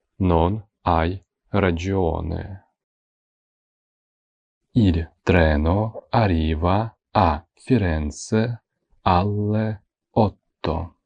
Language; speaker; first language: Italian; non-native, fluent; Ukrainian